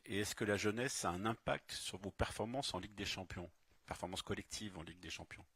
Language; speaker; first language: French; native; French